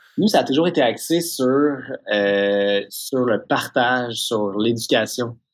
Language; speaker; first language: French; native; French